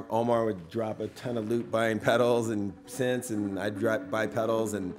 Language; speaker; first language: English; native; English